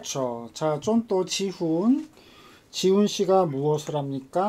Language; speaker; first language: Korean; native; Korean